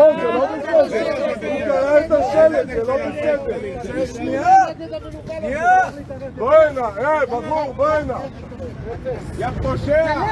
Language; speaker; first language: Hebrew; native; Hebrew